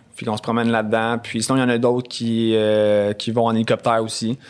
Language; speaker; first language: French; native; French